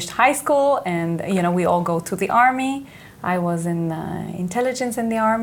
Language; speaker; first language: English; non-native, fluent; Hebrew